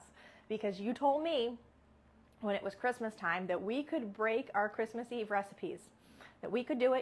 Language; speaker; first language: English; native; English